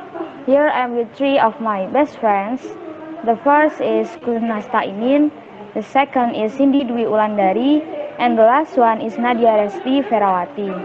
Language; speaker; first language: English; non-native, learner; Indonesian